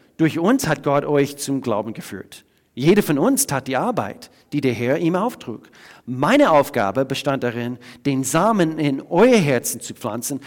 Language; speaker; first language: German; non-native, fluent; English